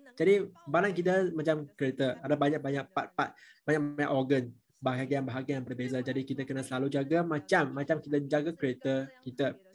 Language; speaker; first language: Malay; non-native, local second language; Chinese